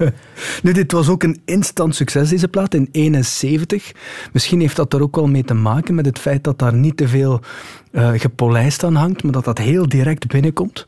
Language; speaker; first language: Dutch; native; Dutch